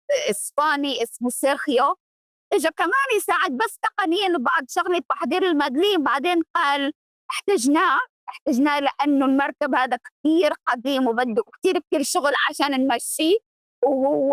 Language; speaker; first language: Arabic; early bilingual, heritage; Arabic